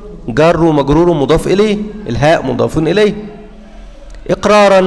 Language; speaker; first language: Arabic; native; Arabic